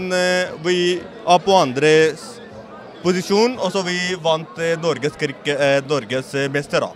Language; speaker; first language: Norwegian; non-native, learner; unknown